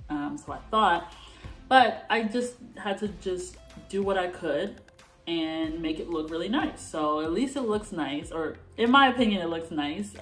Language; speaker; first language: English; native; English